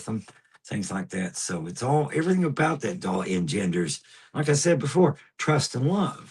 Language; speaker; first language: English; native; English